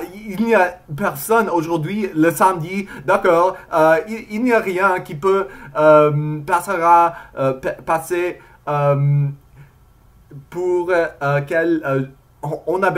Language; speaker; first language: French; non-native, learner; English